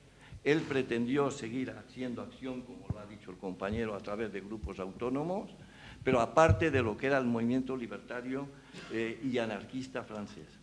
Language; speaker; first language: Spanish; native; Spanish